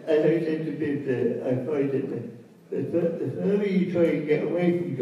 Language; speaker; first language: English; native; English